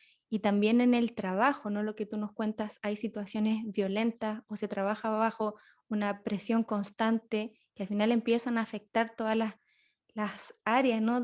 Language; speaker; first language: Spanish; native; Spanish